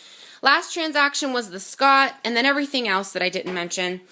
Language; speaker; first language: English; native; English